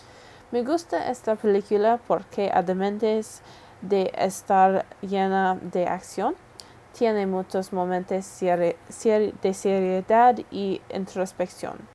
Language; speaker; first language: Spanish; non-native, learner; English